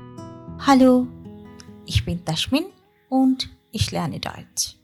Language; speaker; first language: German; non-native, learner; Bangla